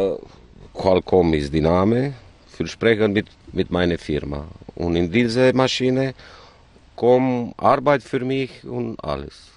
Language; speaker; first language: German; non-native, learner; Romanian